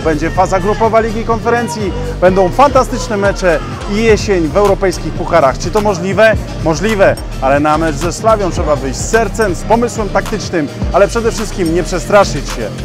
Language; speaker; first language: Polish; native; Polish